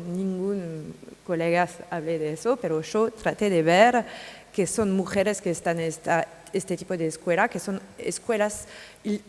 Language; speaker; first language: Spanish; non-native, learner; French